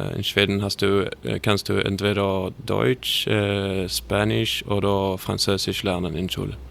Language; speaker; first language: German; non-native, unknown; Swedish